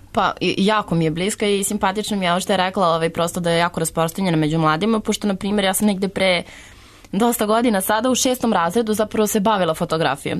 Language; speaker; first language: Serbian; native; Serbian